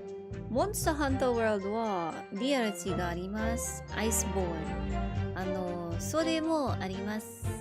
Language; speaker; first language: Japanese; non-native, learner; Filipino